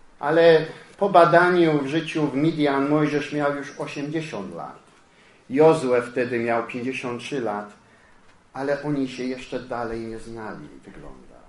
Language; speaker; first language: Polish; early bilingual, heritage; Polish